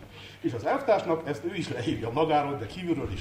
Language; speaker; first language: Hungarian; native; Hungarian